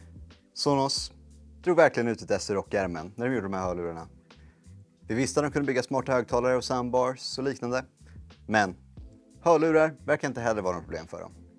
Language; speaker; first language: Swedish; native; Swedish